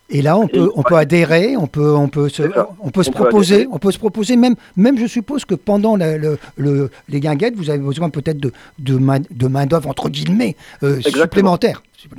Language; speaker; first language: French; native; French